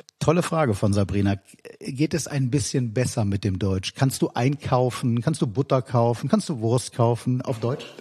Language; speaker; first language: German; native; German